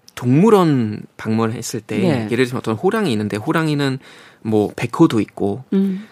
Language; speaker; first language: Korean; non-native, fluent; German